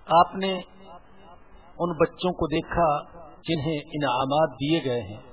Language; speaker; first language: Urdu; native; Urdu